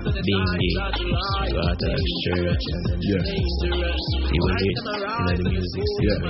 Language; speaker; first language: English; non-native, local second language; Jamaican Creole English